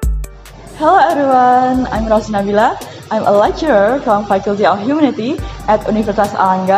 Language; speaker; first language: English; non-native, learner; Indonesian